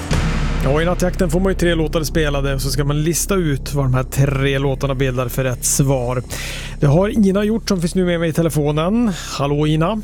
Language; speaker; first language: Swedish; native; Swedish